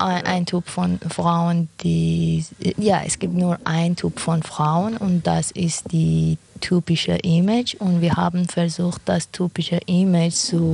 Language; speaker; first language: German; non-native, learner; Persian